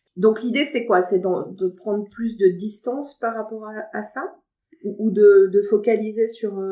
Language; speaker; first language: French; native; French